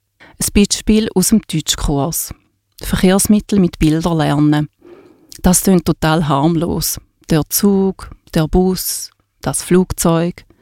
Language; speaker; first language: German; native; German